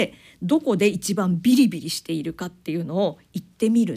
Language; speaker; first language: Japanese; native; Japanese